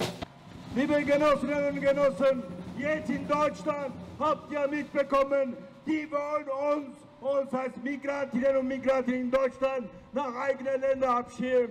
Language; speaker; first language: German; non-native, learner; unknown